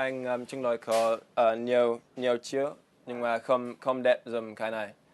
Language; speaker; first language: Vietnamese; non-native, learner; English